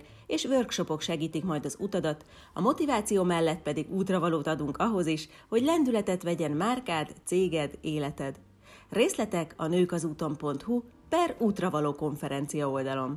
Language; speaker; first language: Hungarian; native; Hungarian